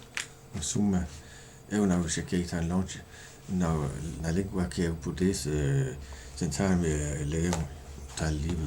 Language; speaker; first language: Portuguese; non-native, learner; Danish